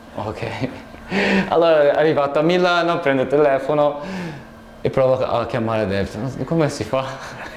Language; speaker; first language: Italian; non-native, fluent; Portuguese